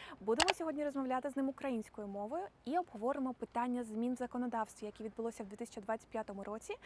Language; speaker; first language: Ukrainian; native; Ukrainian